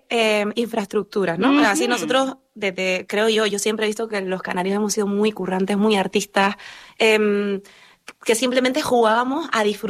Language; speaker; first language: Spanish; native; Spanish